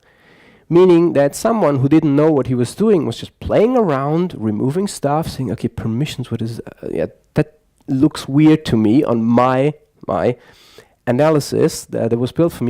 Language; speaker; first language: English; non-native, fluent; German